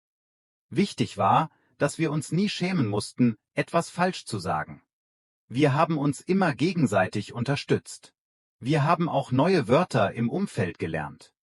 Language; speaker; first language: German; non-native, fluent; Vietnamese